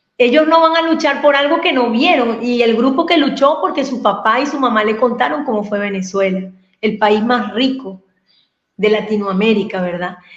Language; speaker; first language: Spanish; native; Spanish